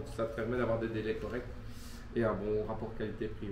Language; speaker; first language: French; native; French